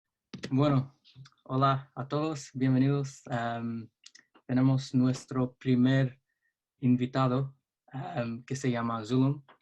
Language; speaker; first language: Spanish; non-native, learner; English